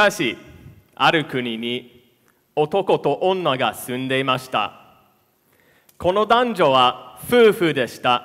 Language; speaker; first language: Japanese; non-native, fluent; English